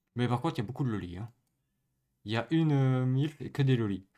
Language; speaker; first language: French; native; French